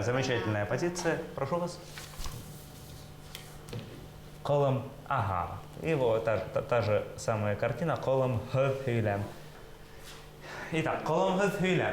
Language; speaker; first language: Russian; native; Russian